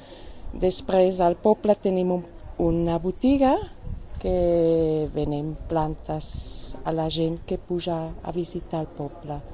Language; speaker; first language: Catalan; non-native, fluent; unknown